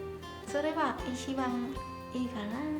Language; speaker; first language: Japanese; non-native, learner; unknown